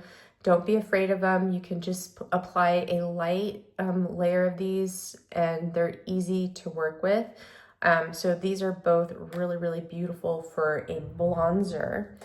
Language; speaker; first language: English; native; English